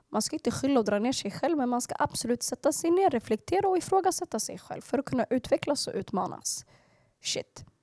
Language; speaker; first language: Swedish; early bilingual, other home language; Arabic